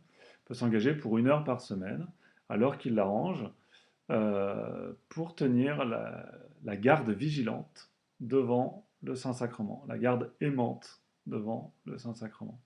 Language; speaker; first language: French; native; French